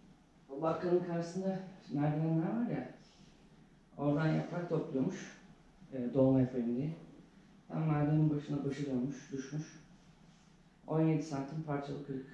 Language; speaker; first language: Turkish; native; Turkish